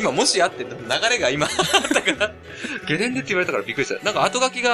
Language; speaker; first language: Japanese; native; Japanese